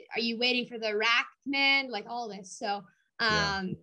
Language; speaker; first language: English; native; English